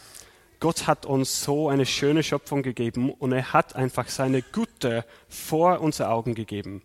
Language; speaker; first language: German; non-native, fluent; English